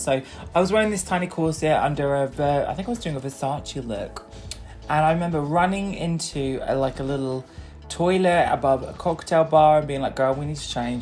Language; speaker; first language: English; native; English